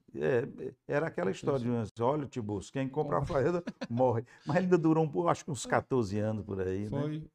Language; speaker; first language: Portuguese; native; Portuguese